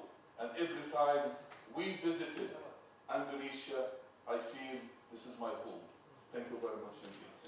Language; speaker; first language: English; non-native, fluent; Arabic